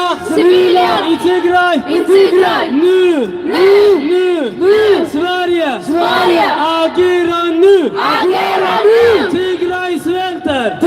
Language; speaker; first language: Swedish; early bilingual, other home language; Tigrinya